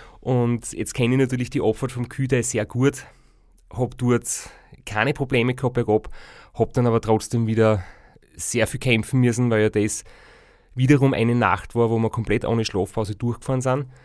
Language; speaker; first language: German; native; German